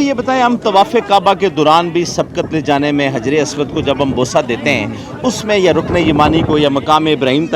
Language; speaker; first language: Urdu; native; Urdu